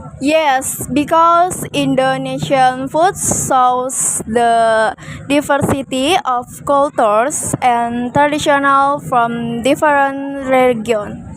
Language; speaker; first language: English; non-native, learner; Indonesian